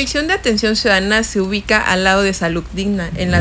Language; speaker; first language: Spanish; native; Spanish